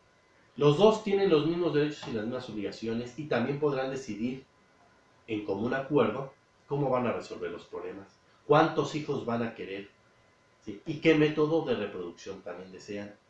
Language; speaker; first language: Spanish; native; Spanish